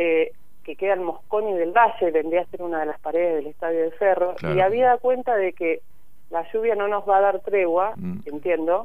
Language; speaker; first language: Spanish; native; Spanish